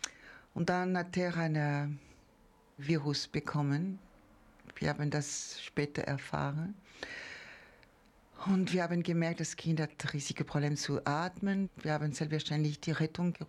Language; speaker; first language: German; non-native, fluent; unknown